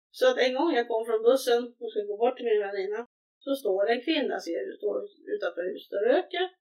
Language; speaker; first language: Swedish; native; Swedish